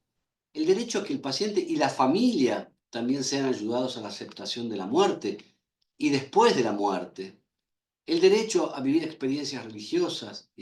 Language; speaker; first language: Spanish; native; Spanish